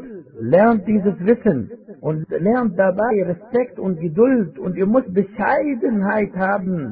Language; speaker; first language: German; non-native, fluent; Arabic